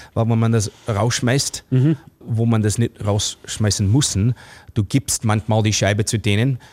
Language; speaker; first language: German; non-native, fluent; English